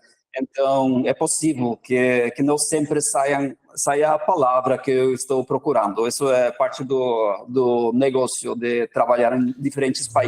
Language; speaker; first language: Portuguese; non-native, fluent; Norwegian